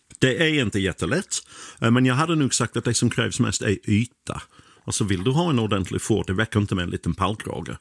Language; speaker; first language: Swedish; non-native, fluent; English